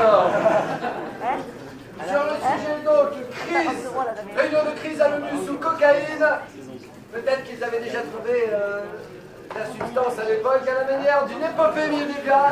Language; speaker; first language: French; native; French